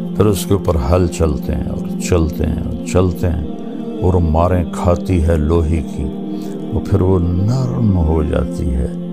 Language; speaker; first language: Urdu; non-native, local second language; Punjabi